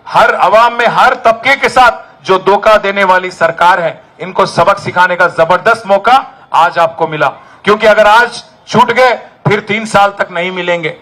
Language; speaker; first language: Hindi; non-native, local second language; Telugu